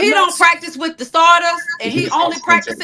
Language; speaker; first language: English; native; English